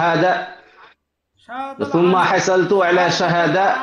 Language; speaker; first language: Arabic; non-native, learner; Bangla